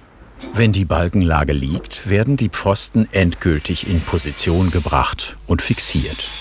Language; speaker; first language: German; native; German